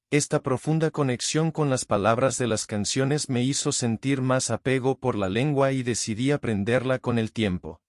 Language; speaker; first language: Spanish; non-native, fluent; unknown